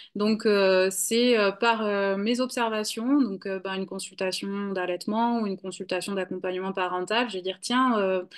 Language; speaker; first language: French; native; French